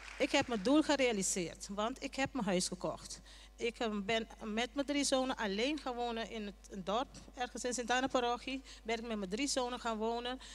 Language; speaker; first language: Dutch; non-native, local second language; Papiamento